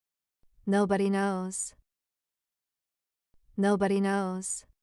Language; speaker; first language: English; non-native, fluent; Portuguese